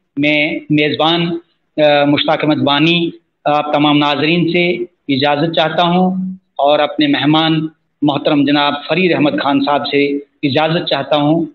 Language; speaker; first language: Hindi; non-native, local second language; Kashmiri